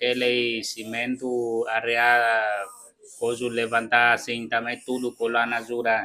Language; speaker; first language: Portuguese; non-native, learner; Vietnamese